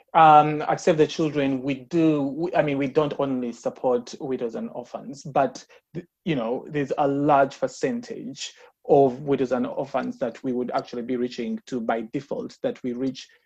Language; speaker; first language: English; non-native, local second language; Ganda